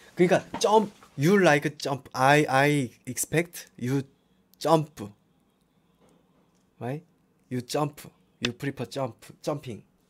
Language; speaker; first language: English; non-native, learner; Korean